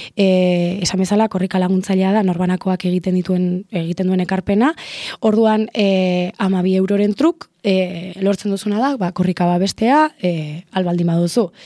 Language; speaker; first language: Basque; non-native, local second language; Spanish